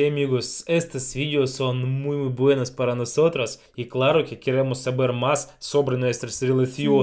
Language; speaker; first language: Spanish; non-native, learner; Russian